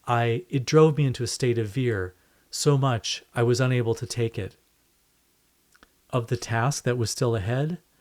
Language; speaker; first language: English; native; English